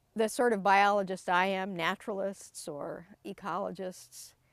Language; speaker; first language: English; native; English